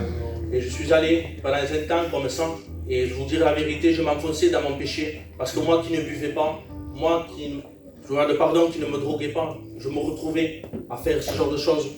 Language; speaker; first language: French; native; French